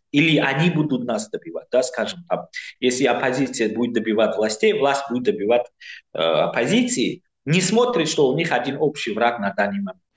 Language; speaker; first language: Russian; non-native, local second language; Tajik